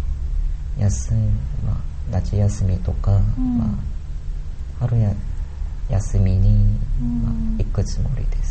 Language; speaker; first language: Japanese; non-native, learner; Korean